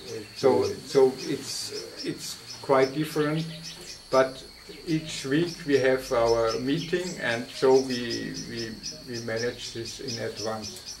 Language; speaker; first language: English; non-native, fluent; German